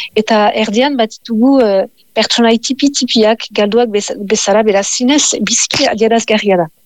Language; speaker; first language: Basque; native; Basque